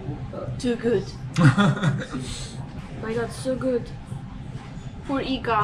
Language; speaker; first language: English; non-native, fluent; Italian